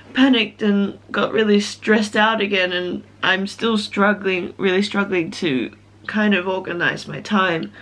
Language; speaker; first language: English; native; English